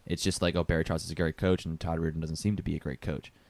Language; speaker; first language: English; native; English